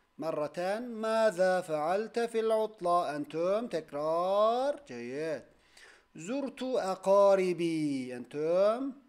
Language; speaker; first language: Arabic; non-native, fluent; Turkish